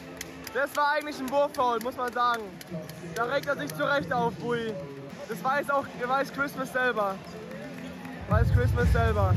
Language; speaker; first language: German; native; German